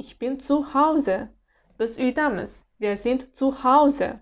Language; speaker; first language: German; non-native, fluent; Uzbek